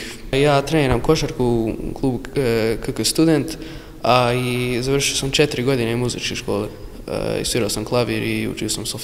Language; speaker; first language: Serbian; early bilingual, other home language; English